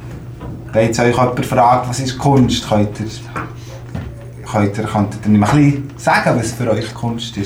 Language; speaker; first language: German; native; German